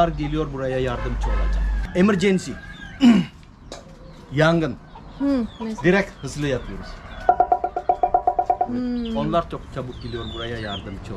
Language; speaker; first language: Turkish; non-native, learner; Indonesian